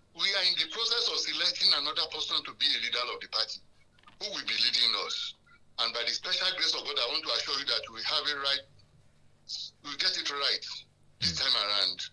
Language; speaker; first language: English; non-native, local second language; Yoruba